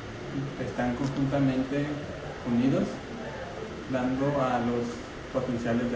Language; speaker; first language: Spanish; native; Spanish